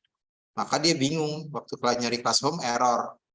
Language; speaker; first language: Indonesian; native; Indonesian